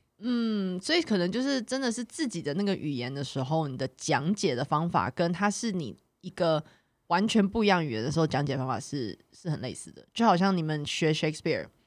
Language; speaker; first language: Chinese; native; Chinese